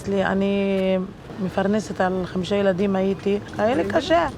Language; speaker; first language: Hebrew; non-native, local second language; Arabic